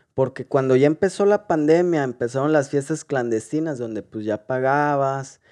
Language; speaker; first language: Spanish; native; Spanish